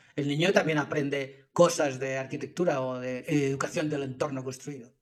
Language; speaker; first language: Spanish; native; Spanish